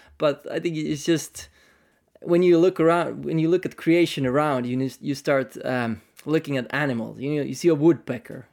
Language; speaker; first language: English; non-native, fluent; Finnish